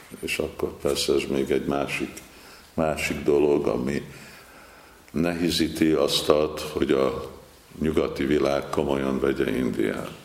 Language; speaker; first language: Hungarian; non-native, fluent; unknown